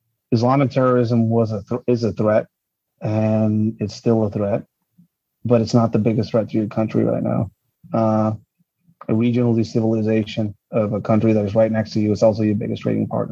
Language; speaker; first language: English; non-native, fluent; Spanish